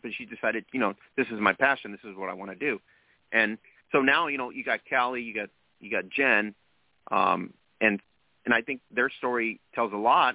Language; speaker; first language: English; early bilingual, other home language; Spanish